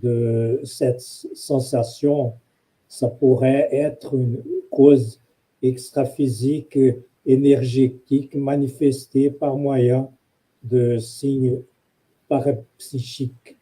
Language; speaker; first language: French; non-native, fluent; Portuguese